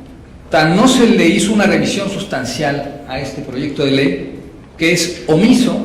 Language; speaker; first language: Spanish; native; Spanish